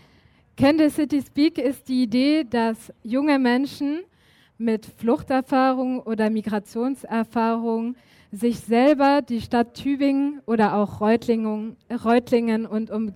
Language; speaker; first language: German; native; German